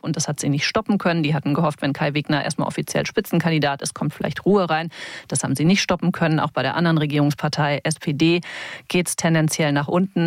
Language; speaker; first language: German; native; German